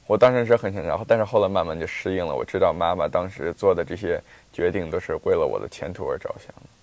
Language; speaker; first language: Chinese; early bilingual, heritage; Chinese